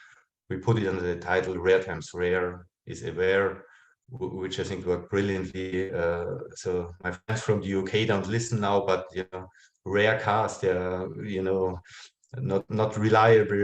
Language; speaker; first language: English; non-native, fluent; German